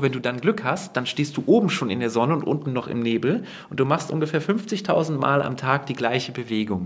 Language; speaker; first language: German; native; German